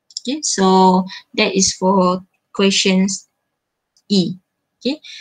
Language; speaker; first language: English; non-native, local second language; Malay